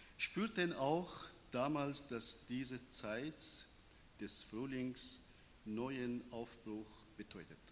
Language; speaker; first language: German; non-native, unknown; Persian